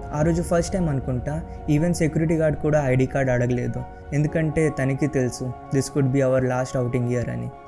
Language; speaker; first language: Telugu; early bilingual, heritage; Telugu